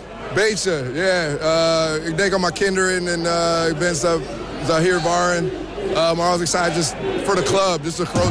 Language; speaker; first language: Dutch; non-native, learner; English